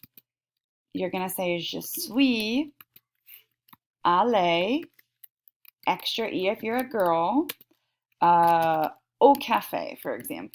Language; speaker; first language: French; non-native, fluent; English